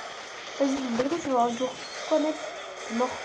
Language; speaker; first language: French; native; French